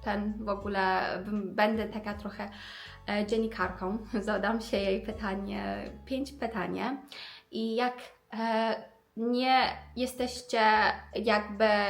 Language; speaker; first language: Polish; non-native, fluent; Persian